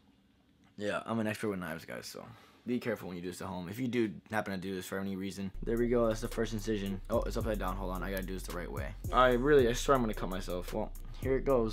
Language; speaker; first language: English; native; English